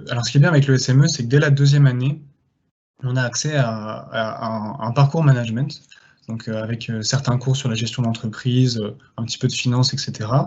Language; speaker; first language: French; native; French